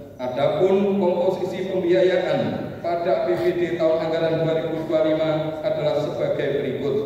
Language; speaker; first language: Indonesian; native; Indonesian